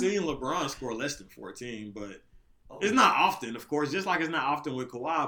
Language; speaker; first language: English; native; English